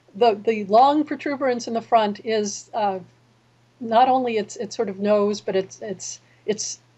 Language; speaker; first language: English; native; English